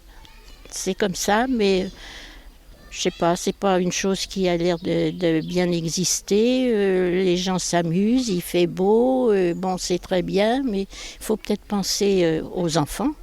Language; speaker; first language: French; native; French